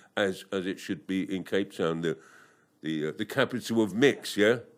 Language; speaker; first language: English; native; English